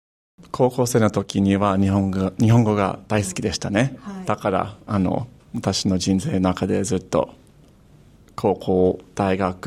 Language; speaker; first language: Japanese; non-native, fluent; English